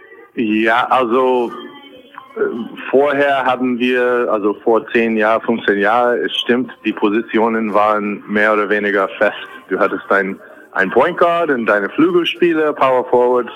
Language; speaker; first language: German; non-native, fluent; English